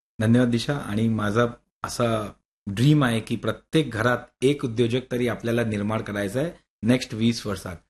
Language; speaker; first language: Marathi; non-native, local second language; Hindi